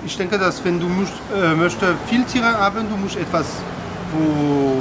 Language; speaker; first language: German; non-native, learner; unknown